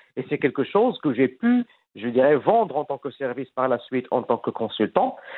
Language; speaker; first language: French; non-native, fluent; Arabic